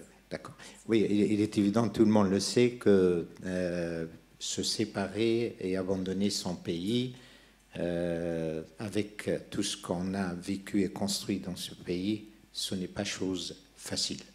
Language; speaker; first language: French; non-native, local second language; Persian